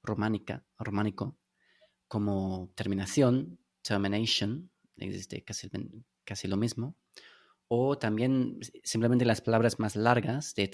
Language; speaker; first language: Spanish; non-native, fluent; English